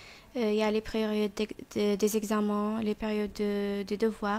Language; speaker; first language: French; non-native, fluent; Arabic